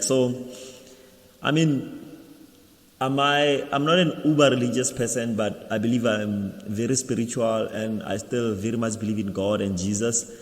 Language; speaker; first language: English; non-native, local second language; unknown